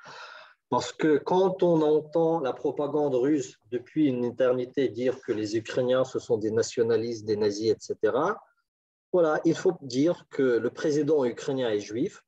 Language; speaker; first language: French; non-native, fluent; Ukrainian